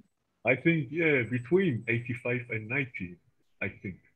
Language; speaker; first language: English; non-native, fluent; Spanish